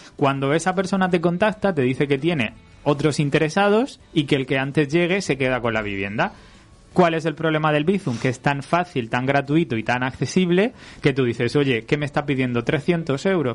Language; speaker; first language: Spanish; native; Spanish